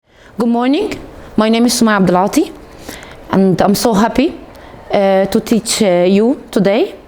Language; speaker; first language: English; non-native, fluent; Arabic